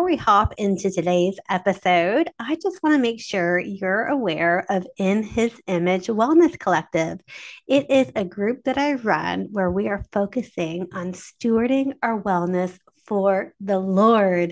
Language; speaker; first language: English; native; English